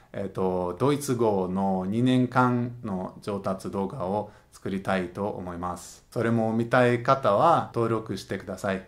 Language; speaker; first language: Japanese; non-native, learner; Russian